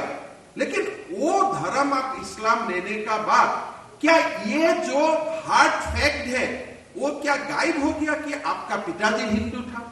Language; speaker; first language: Hindi; non-native, local second language; Assamese